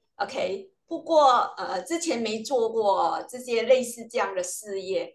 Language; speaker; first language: Chinese; native; Chinese